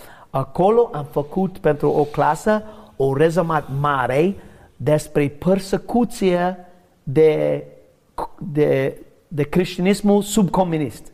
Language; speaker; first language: Romanian; non-native, learner; English